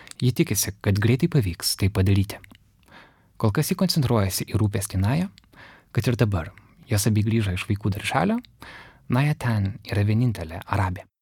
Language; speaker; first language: Lithuanian; native; Lithuanian